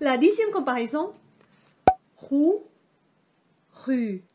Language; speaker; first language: French; non-native, fluent; Thai